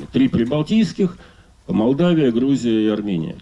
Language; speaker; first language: Russian; native; Russian